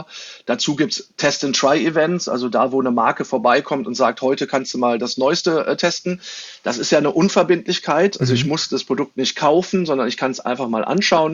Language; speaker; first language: German; native; German